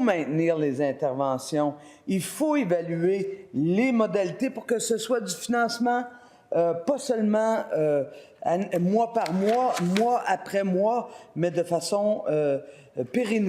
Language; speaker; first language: French; native; French